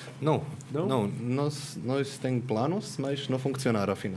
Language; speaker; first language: Portuguese; non-native, learner; Swiss German